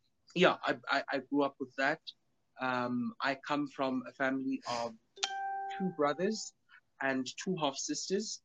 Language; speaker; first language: English; non-native, local second language; Zulu